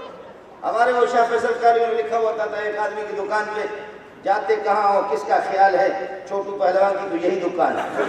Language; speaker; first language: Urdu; non-native, local second language; Brahui